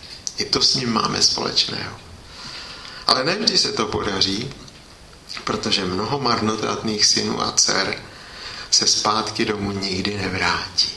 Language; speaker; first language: Czech; native; Czech